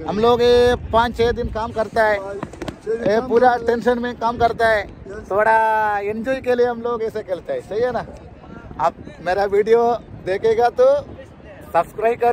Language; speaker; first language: Hindi; non-native, learner; Malayalam